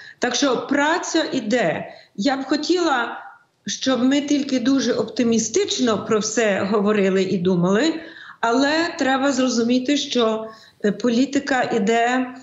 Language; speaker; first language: Ukrainian; early bilingual, heritage; Ukrainian